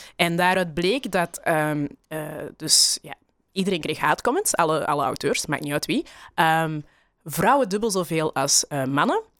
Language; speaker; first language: Dutch; native; Dutch